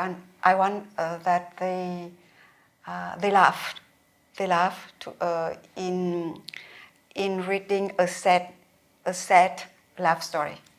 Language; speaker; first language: English; non-native, learner; Vietnamese